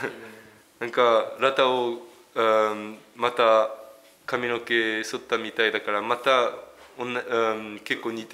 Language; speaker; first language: Japanese; early bilingual, heritage; French